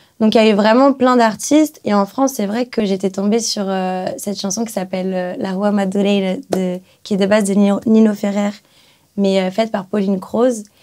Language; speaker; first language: French; early bilingual, other home language; Portuguese